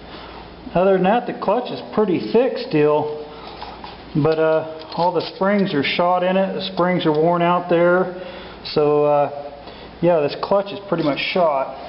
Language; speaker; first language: English; native; English